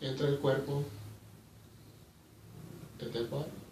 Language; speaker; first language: Spanish; early bilingual, heritage; Spanish